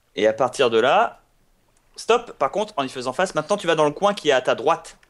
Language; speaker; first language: French; native; French